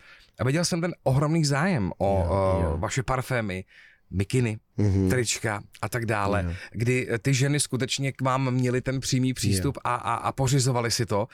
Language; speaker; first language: Czech; native; Czech